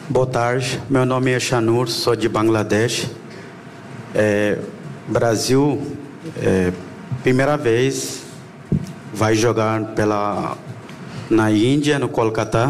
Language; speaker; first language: Portuguese; non-native, learner; Bangla